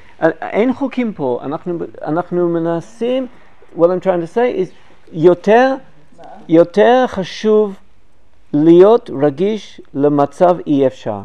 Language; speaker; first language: Hebrew; non-native, fluent; English